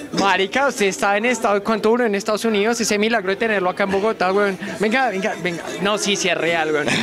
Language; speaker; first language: Spanish; native; Spanish